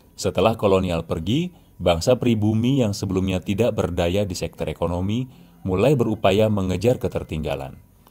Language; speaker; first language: Indonesian; native; Indonesian